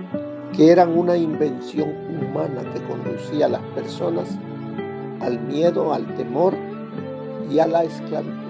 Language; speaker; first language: Spanish; native; Spanish